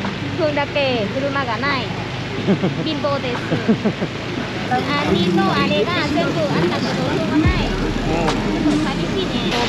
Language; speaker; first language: Japanese; non-native, learner; Vietnamese